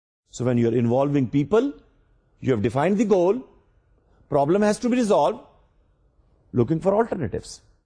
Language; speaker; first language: English; non-native, local second language; Urdu